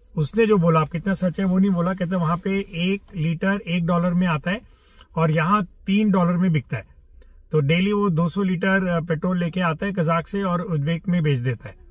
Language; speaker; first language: Hindi; native; Hindi